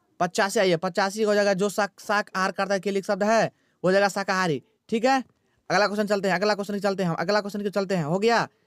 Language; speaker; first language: Hindi; native; Hindi